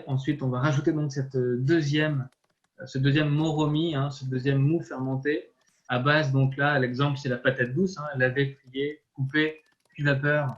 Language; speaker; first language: French; native; French